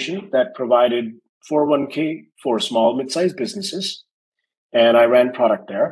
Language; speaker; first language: English; non-native, local second language; Hindi